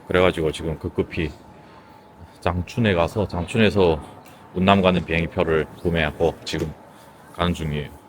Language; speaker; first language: Korean; native; Korean